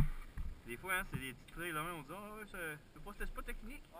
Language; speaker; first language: French; native; French